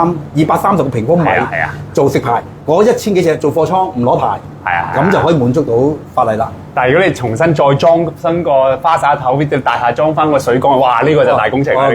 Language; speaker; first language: Cantonese; native; Cantonese